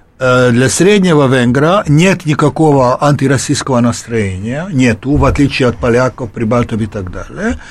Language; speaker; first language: Russian; non-native, fluent; Hungarian